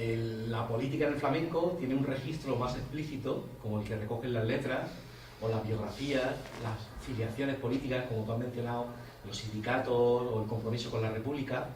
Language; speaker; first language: Spanish; native; Spanish